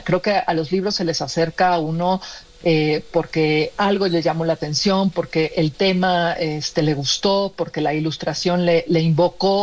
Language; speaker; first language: Spanish; native; Spanish